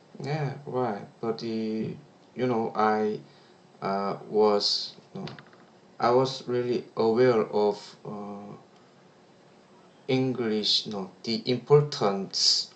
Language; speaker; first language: English; non-native, learner; Korean